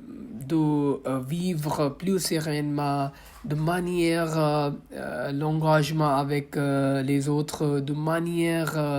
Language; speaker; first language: French; non-native, fluent; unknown